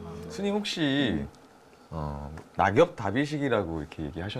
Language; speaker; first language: Korean; native; Korean